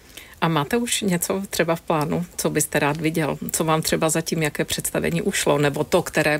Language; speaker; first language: Czech; native; Czech